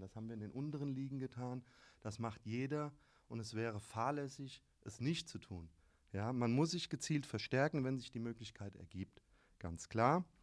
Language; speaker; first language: German; native; German